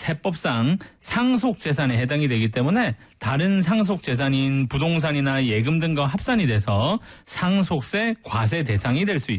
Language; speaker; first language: Korean; native; Korean